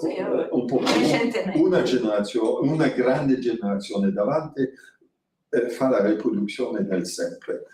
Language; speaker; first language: Italian; non-native, fluent; French